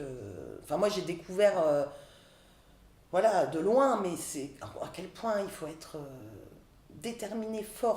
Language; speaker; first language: French; native; French